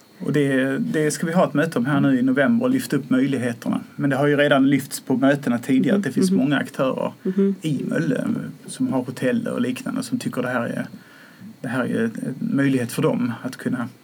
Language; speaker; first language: Swedish; native; Swedish